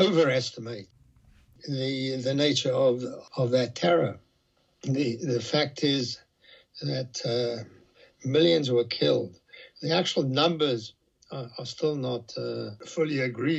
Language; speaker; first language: English; native; English